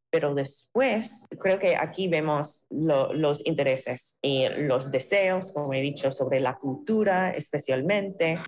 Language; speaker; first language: Spanish; non-native, fluent; English